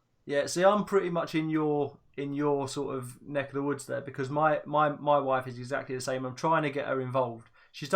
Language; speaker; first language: English; native; English